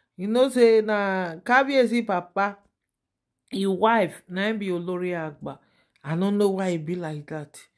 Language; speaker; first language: Nigerian Pidgin; native; Nigerian Pidgin